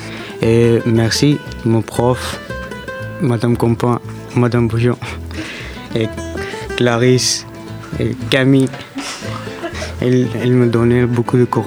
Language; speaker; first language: French; non-native, learner; Urdu